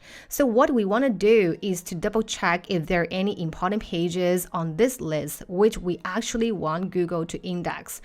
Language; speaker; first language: English; non-native, fluent; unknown